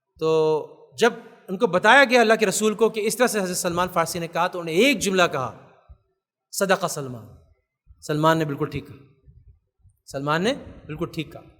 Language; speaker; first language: Urdu; native; Urdu